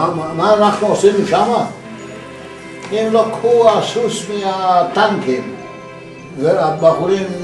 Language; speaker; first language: Hebrew; non-native, learner; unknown